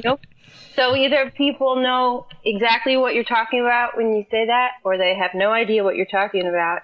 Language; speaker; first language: English; native; English